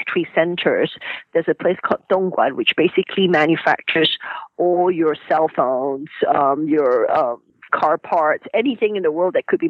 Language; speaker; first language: English; non-native, local second language; Cantonese